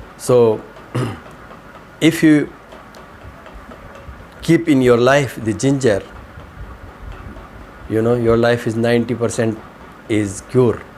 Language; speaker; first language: English; non-native, learner; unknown